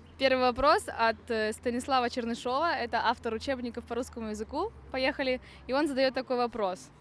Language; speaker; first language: Russian; native; Russian